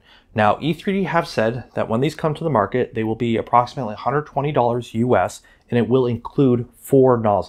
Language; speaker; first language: English; native; English